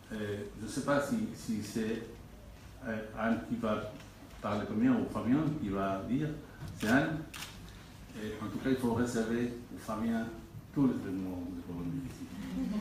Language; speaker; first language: French; non-native, fluent; Spanish